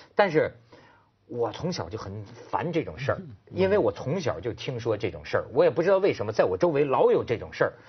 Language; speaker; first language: Chinese; native; Chinese